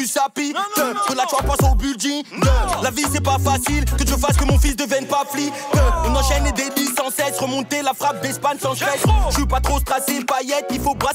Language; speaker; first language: French; non-native, fluent; English